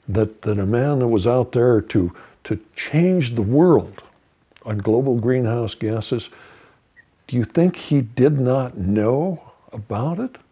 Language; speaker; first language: English; native; English